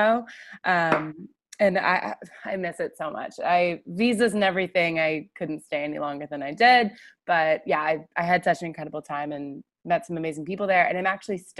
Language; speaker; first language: English; native; English